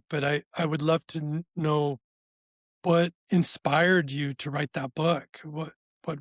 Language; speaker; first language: English; native; English